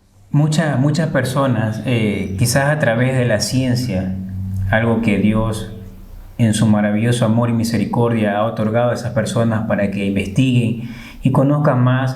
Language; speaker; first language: Spanish; native; Spanish